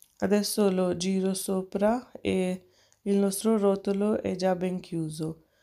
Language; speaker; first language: Italian; non-native, fluent; Urdu